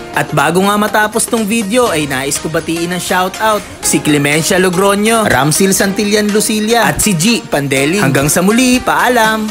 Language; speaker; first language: Filipino; non-native, local second language; Bikol